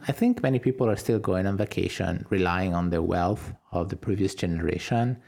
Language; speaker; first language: English; non-native, fluent; Italian